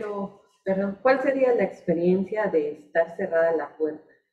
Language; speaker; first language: Spanish; native; Spanish